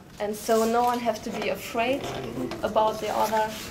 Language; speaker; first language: English; non-native, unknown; German